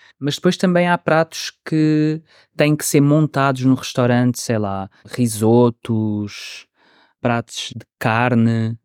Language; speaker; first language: Portuguese; native; Portuguese